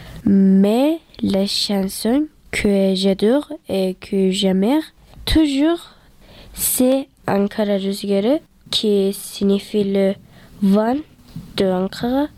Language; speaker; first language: French; non-native, learner; Turkish